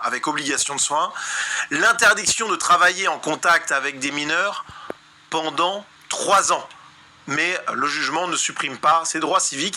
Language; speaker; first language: French; native; French